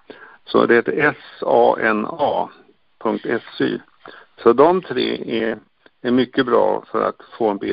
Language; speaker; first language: Swedish; native; Swedish